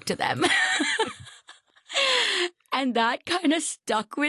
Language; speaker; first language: English; non-native, local second language; Urdu